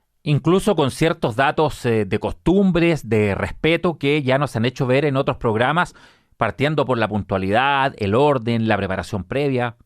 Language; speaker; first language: Spanish; native; Spanish